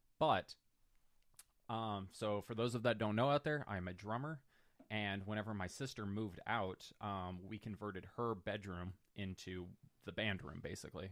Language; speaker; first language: English; native; English